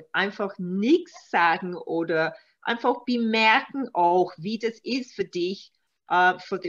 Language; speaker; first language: German; non-native, learner; Maltese